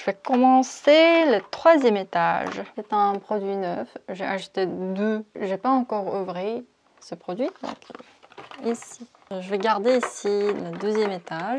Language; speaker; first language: French; non-native, fluent; Korean